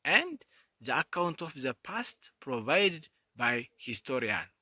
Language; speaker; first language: English; non-native, local second language; Amharic